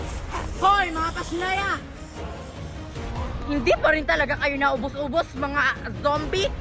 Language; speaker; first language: Filipino; native; Filipino